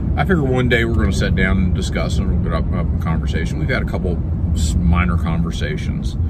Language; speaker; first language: English; native; English